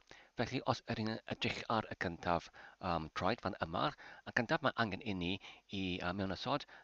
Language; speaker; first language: Welsh; non-native, learner; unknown